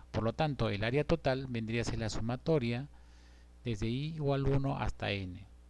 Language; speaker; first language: Spanish; native; Spanish